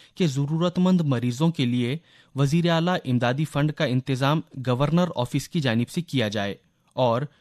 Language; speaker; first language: Urdu; native; Urdu